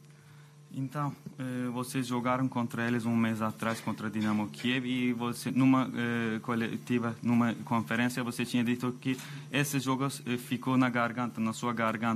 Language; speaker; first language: Portuguese; non-native, fluent; Turkish